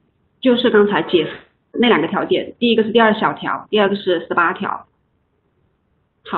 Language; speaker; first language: Chinese; native; Chinese